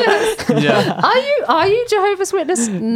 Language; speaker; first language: English; native; English